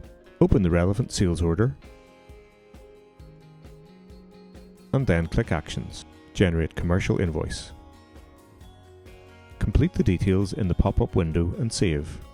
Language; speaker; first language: English; native; English